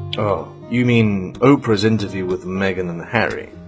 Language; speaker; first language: English; native; English